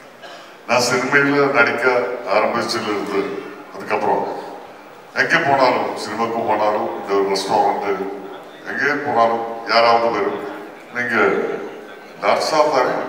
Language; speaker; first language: Tamil; non-native, fluent; Malayalam